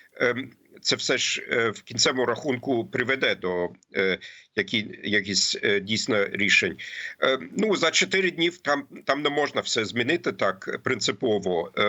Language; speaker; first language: Ukrainian; non-native, fluent; German